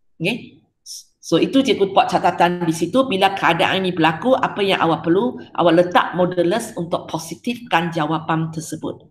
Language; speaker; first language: Malay; non-native, local second language; Chinese